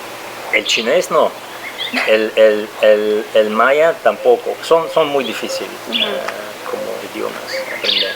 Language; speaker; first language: Spanish; non-native, fluent; French